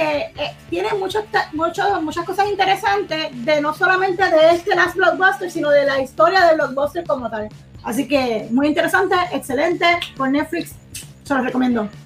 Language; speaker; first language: Spanish; native; Spanish